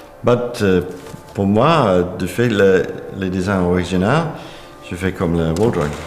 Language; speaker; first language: French; non-native, learner; English